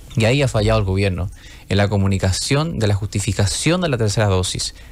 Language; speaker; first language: Spanish; native; Spanish